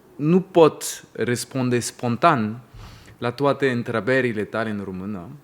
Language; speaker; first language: Romanian; non-native, learner; French